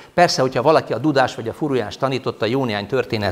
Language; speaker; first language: Hungarian; native; Hungarian